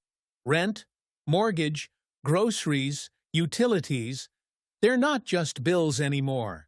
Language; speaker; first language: English; native; English